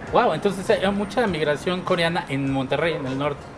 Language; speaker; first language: Spanish; native; Spanish